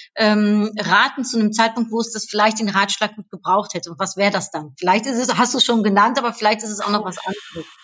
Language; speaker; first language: German; native; German